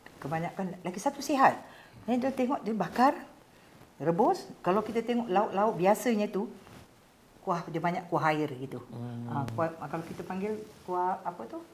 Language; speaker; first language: Malay; native; Malay